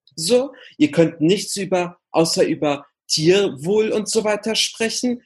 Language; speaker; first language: German; early bilingual, other home language; Arabic